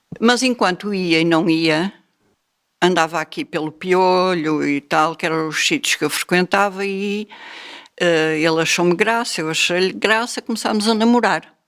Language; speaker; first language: Portuguese; native; Portuguese